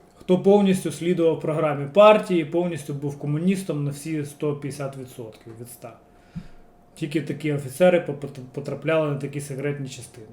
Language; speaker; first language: Ukrainian; non-native, local second language; Russian